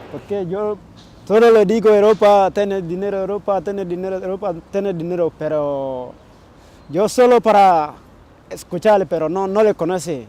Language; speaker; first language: Spanish; non-native, learner; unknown